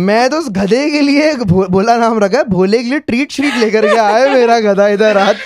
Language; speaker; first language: Urdu; native; Urdu